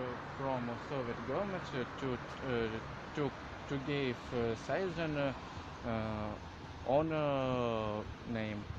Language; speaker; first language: English; non-native, learner; Russian